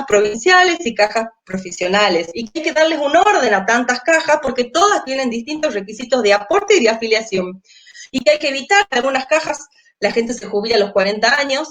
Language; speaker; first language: Spanish; native; Spanish